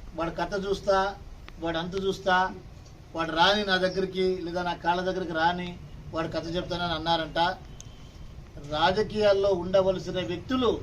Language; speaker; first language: Telugu; native; Telugu